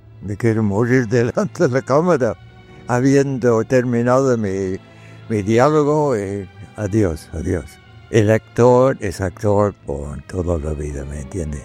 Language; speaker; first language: Spanish; non-native, fluent; English